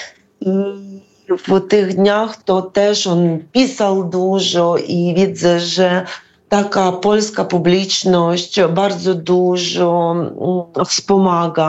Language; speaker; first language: Polish; non-native, fluent; Ukrainian